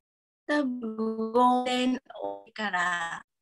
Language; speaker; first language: Japanese; non-native, learner; Vietnamese